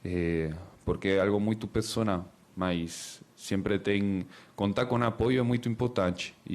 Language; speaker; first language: Portuguese; non-native, learner; Spanish